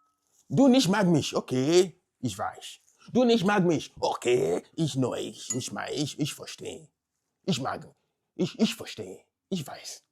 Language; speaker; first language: German; non-native, learner; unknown